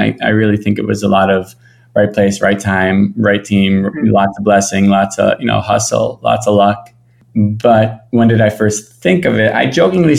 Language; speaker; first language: English; native; English